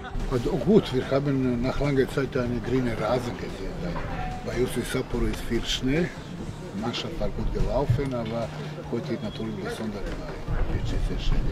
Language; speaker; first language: German; non-native, fluent; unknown